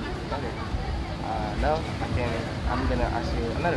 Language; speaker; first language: English; non-native, learner; Indonesian